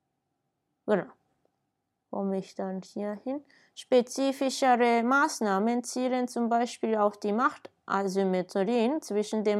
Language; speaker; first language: German; non-native, fluent; Japanese